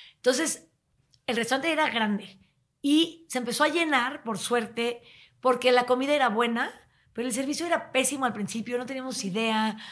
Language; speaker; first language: Spanish; native; Spanish